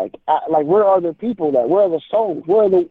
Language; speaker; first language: English; native; English